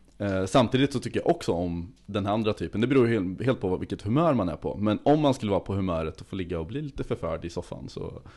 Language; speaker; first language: Swedish; native; Swedish